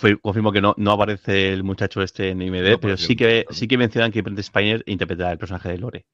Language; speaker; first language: Spanish; native; Spanish